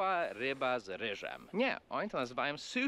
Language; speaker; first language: Polish; non-native, fluent; English